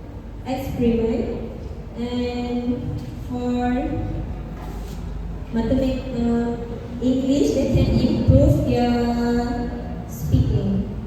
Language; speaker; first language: English; non-native, learner; Malay